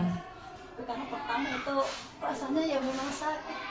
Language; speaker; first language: Indonesian; non-native, local second language; Javanese